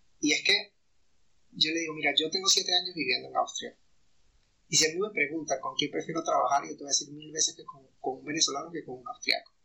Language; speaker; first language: Spanish; native; Spanish